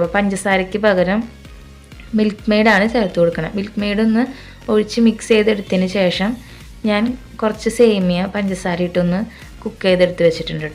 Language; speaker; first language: Malayalam; native; Malayalam